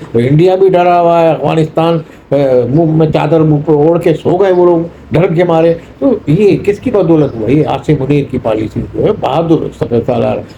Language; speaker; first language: Urdu; non-native, local second language; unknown